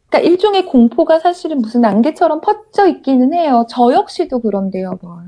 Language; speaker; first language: Korean; native; Korean